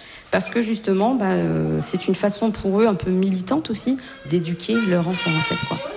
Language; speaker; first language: French; native; French